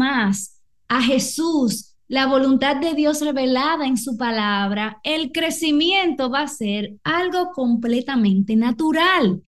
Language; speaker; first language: Spanish; native; Spanish